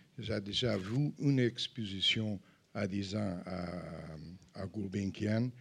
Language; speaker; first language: French; non-native, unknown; Portuguese